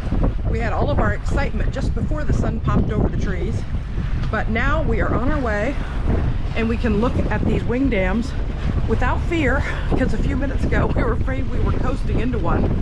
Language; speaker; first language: English; native; English